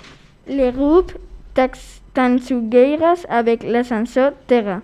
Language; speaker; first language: French; non-native, learner; Spanish